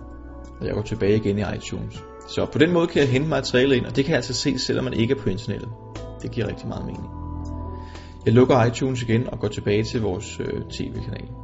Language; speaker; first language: Danish; native; Danish